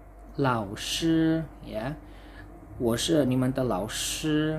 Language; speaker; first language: Chinese; non-native, fluent; Indonesian